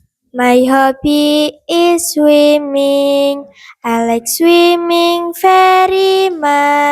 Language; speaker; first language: English; non-native, learner; Indonesian